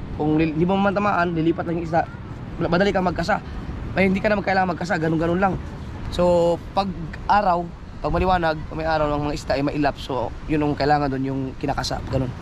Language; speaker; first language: Filipino; non-native, local second language; Cebuano